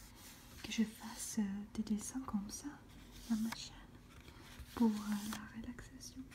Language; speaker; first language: French; non-native, fluent; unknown